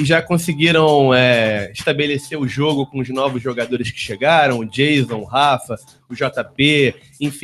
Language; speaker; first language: Portuguese; native; Portuguese